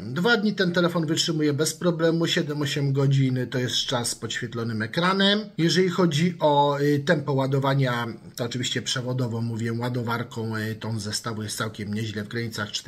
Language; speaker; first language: Polish; native; Polish